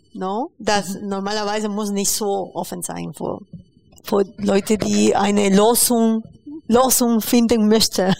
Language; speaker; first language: German; non-native, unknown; Spanish